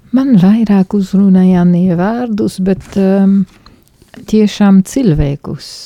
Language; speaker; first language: Latvian; non-native, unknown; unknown